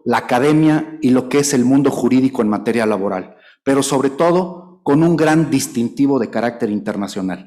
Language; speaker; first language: Spanish; native; Spanish